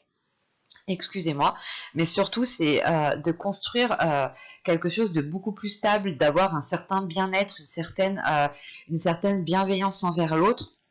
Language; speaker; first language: French; native; French